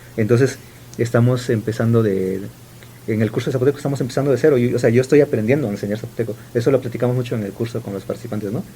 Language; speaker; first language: Spanish; non-native, local second language; Zapotec